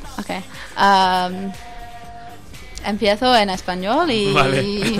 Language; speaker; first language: Spanish; non-native, learner; English